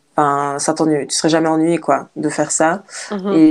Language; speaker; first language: French; native; French